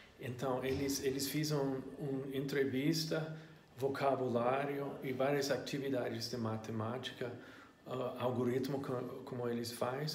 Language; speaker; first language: Portuguese; non-native, learner; English